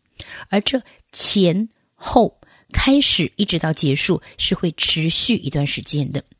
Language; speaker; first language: Chinese; native; Chinese